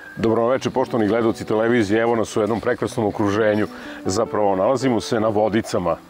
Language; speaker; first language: Serbian; native; Serbian